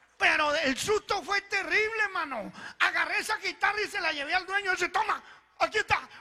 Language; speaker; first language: Spanish; early bilingual, other home language; Italian